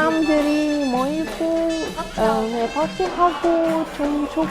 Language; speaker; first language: Korean; non-native, learner; Arabic